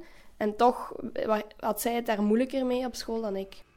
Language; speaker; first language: Dutch; native; Dutch